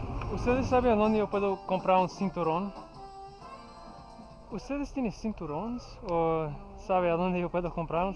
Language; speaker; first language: Spanish; non-native, learner; English